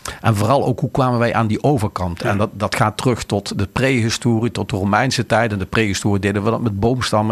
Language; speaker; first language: Dutch; native; Dutch